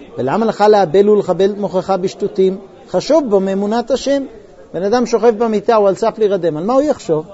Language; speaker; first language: Hebrew; non-native, fluent; English